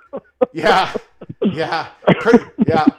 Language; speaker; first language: English; native; English